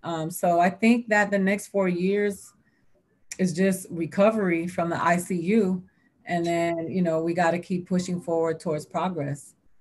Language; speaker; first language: English; early bilingual, other home language; Spanish